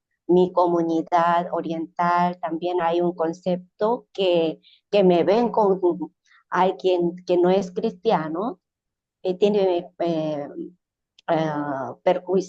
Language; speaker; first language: Spanish; non-native, learner; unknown